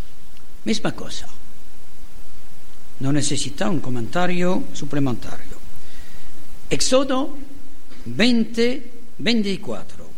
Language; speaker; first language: Spanish; non-native, fluent; French